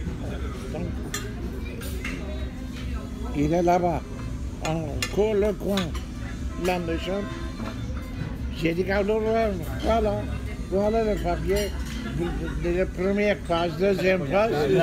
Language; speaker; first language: French; non-native, learner; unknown